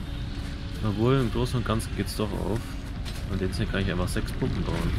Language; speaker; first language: German; native; German